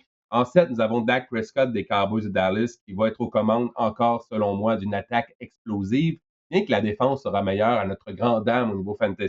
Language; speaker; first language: French; native; French